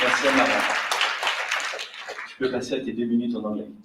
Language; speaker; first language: French; native; French